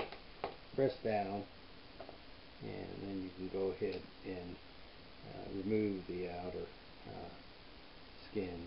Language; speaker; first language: English; native; English